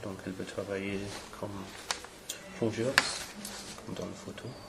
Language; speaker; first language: French; non-native, fluent; English